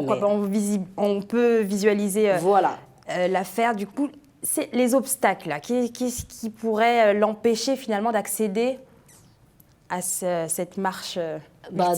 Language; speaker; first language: French; native; French